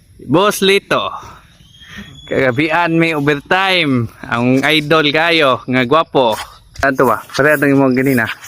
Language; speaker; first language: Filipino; non-native, local second language; Cebuano